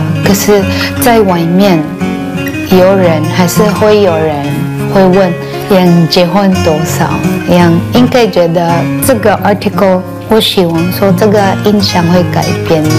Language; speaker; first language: Chinese; non-native, fluent; Cebuano